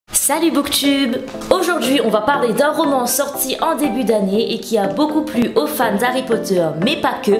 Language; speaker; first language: French; native; French